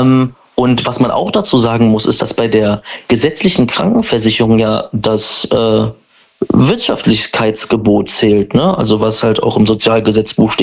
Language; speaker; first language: German; native; German